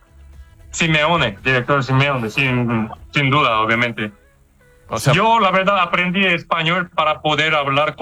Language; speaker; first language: Spanish; non-native, fluent; Korean